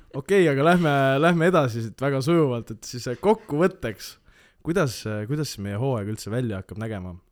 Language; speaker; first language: Estonian; native; Estonian